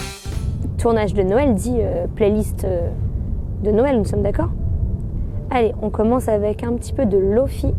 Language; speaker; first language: French; native; French